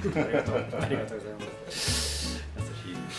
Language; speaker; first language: Japanese; non-native, learner; French